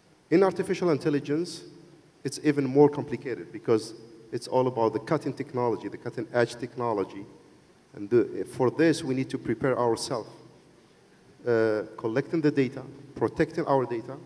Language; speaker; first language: English; non-native, fluent; Arabic